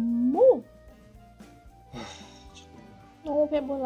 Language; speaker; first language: Korean; non-native, learner; English